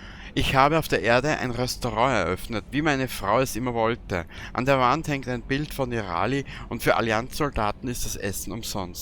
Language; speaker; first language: German; native; German